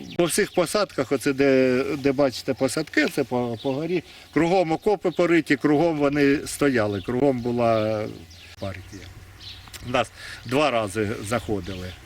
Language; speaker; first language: Ukrainian; native; Ukrainian